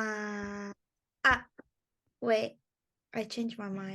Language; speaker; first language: English; non-native, learner; Japanese